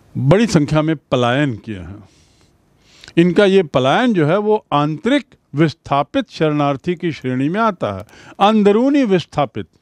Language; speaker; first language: Hindi; native; Hindi